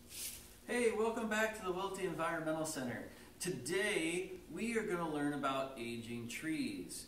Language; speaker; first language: English; native; English